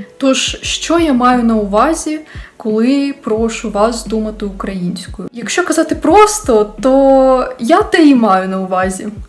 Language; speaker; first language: Ukrainian; non-native, local second language; Russian